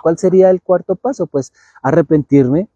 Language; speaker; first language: Spanish; native; Spanish